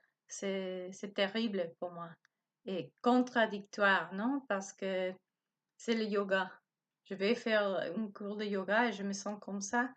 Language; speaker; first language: French; non-native, learner; Spanish